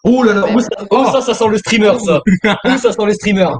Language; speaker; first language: French; native; French